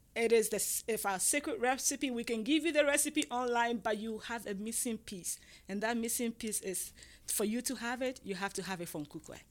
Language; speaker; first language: English; non-native, local second language; Ga